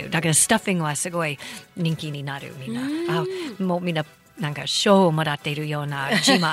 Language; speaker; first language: Japanese; non-native, fluent; English